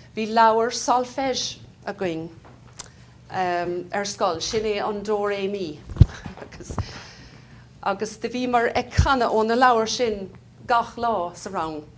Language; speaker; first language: Irish; native; Irish